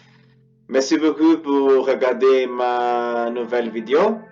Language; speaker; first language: French; non-native, learner; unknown